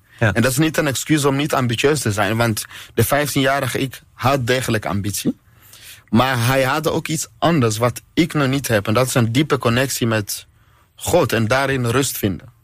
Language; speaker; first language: Dutch; non-native, fluent; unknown